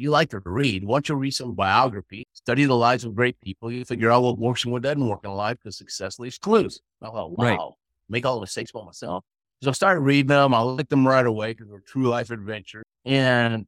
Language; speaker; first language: English; early bilingual, other home language; Spanish